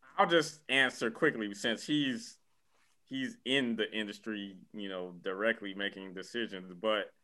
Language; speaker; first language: English; native; English